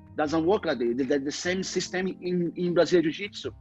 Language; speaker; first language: English; non-native, learner; Portuguese